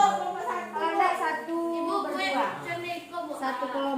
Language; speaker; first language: Indonesian; native; Indonesian